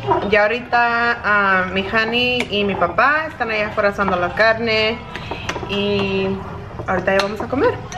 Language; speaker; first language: Spanish; early bilingual, heritage; Spanish